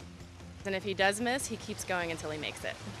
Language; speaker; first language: English; native; English